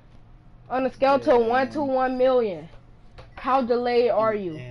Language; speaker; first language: English; native; English